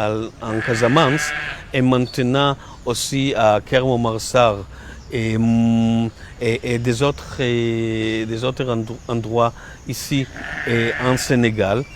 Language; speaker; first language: French; non-native, learner; Hebrew